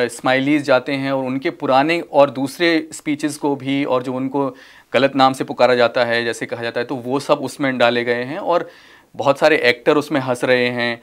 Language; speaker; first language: Hindi; native; Hindi